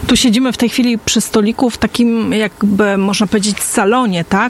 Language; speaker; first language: Polish; native; Polish